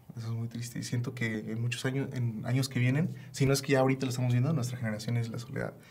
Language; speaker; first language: Spanish; native; Spanish